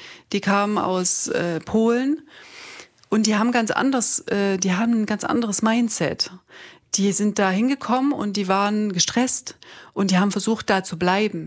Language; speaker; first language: German; native; German